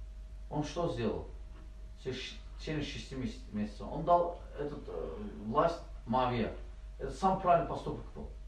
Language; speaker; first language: Russian; non-native, learner; Azerbaijani